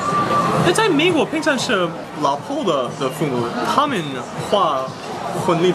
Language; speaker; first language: Chinese; non-native, fluent; English